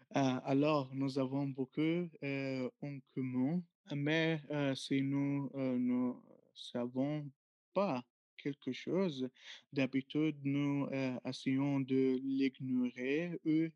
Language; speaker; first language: French; non-native, learner; Arabic